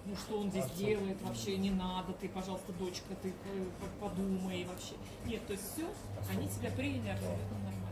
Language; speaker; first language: Russian; native; Russian